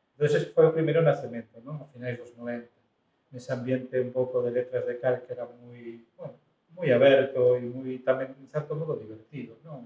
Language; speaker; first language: Galician; non-native, local second language; Spanish